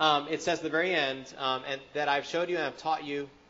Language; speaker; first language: English; early bilingual, other home language; Spanish